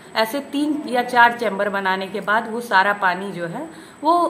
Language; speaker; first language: Hindi; native; Hindi